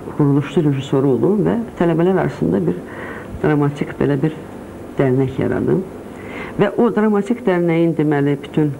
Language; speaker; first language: Azerbaijani; non-native, local second language; Russian